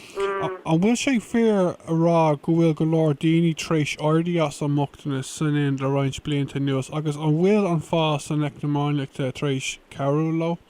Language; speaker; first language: Irish; non-native, local second language; English